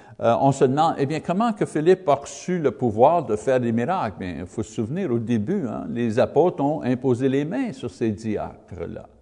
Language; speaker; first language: French; non-native, learner; English